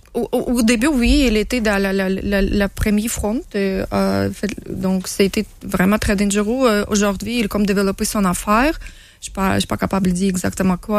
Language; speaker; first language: French; non-native, learner; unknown